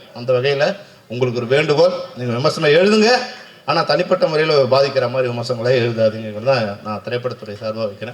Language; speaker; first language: Tamil; native; Tamil